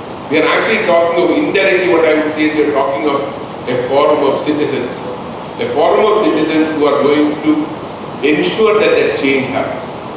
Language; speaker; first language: English; non-native, local second language; Malayalam